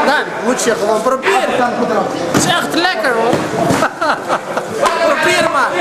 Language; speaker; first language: Dutch; non-native, learner; Somali